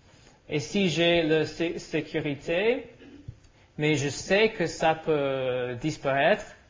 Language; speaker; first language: French; non-native, learner; English